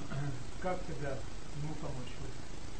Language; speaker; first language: Russian; native; Russian